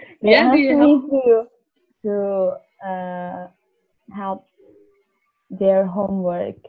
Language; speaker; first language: English; non-native, learner; Indonesian